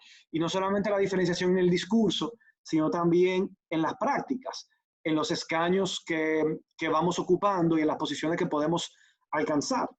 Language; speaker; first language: Spanish; native; Spanish